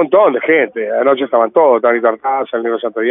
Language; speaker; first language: Spanish; native; Spanish